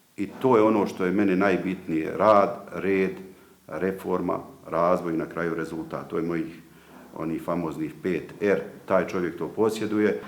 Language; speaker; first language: Bosnian; native; Bosnian